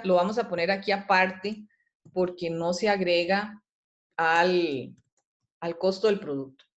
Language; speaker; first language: Spanish; native; Spanish